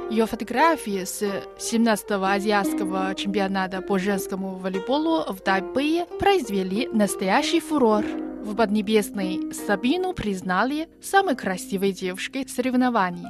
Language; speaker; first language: Russian; non-native, fluent; Chinese